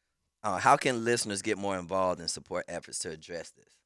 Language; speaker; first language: English; native; English